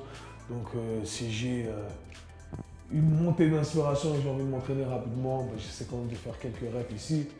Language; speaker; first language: French; native; French